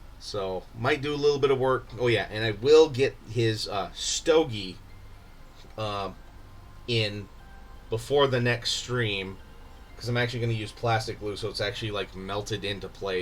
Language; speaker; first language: English; native; English